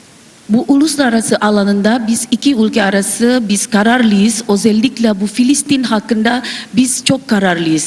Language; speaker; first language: Turkish; non-native, fluent; Indonesian